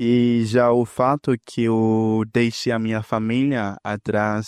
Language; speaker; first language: Portuguese; non-native, fluent; Haitian Creole